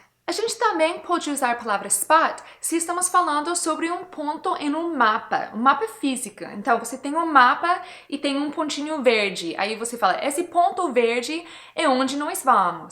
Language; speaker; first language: Portuguese; non-native, fluent; English